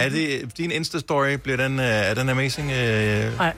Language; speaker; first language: Danish; native; Danish